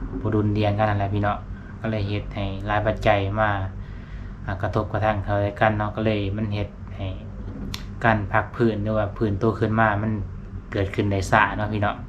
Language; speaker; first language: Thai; non-native, local second language; Lao